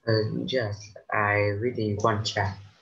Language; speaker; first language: English; non-native, learner; Vietnamese